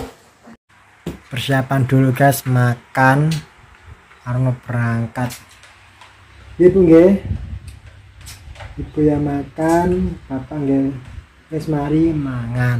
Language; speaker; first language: Indonesian; non-native, local second language; Javanese